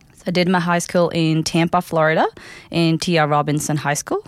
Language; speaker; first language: English; non-native, local second language; Nepali